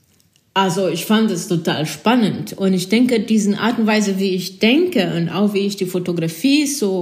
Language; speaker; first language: German; non-native, fluent; Portuguese